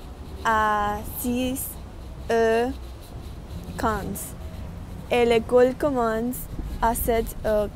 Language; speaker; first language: French; non-native, learner; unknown